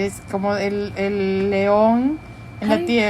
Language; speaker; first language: Spanish; early bilingual, heritage; Spanish